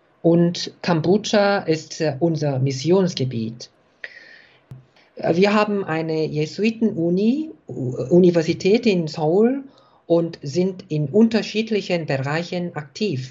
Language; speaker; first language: German; non-native, fluent; Korean